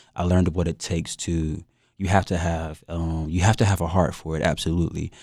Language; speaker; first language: English; native; English